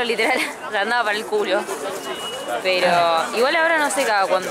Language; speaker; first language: Spanish; native; Spanish